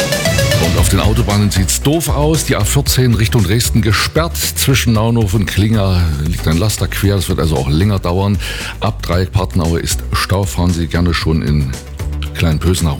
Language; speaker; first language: German; native; German